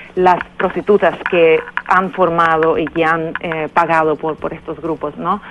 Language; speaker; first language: Spanish; non-native, fluent; Swedish